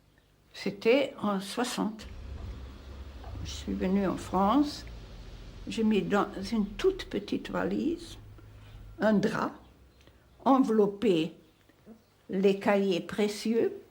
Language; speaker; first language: French; non-native, fluent; Hungarian